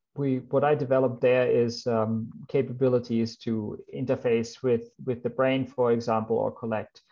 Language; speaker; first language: English; non-native, fluent; German